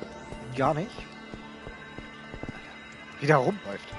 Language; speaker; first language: German; native; German